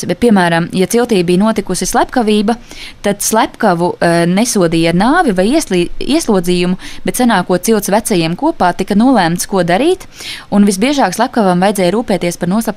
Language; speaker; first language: Latvian; native; Latvian